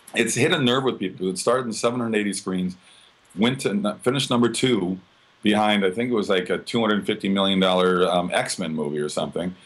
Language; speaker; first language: English; native; English